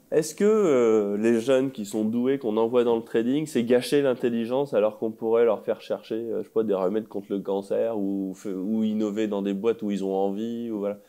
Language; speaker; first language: French; native; French